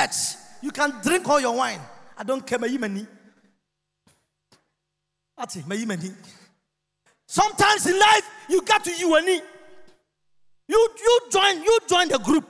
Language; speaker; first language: English; non-native, local second language; Akan